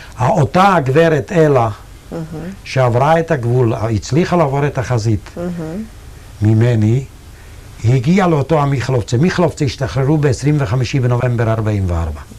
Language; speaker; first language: Hebrew; non-native, fluent; Yiddish